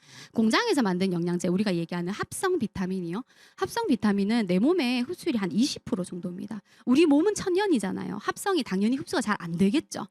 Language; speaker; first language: Korean; native; Korean